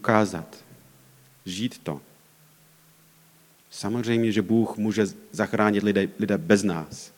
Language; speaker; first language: Czech; non-native, fluent; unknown